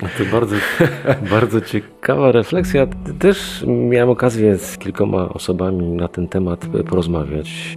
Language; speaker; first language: Polish; native; Polish